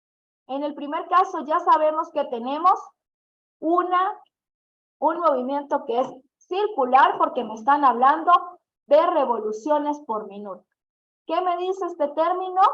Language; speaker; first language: Spanish; native; Spanish